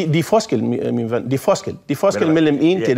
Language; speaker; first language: Danish; non-native, fluent; Arabic